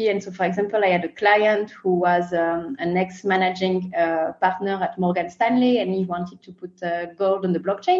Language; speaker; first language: English; non-native, fluent; French